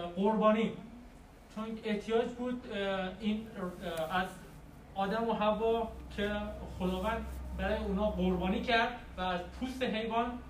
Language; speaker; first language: Persian; native; Persian